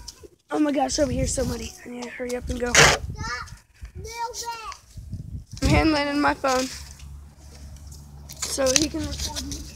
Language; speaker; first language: English; native; English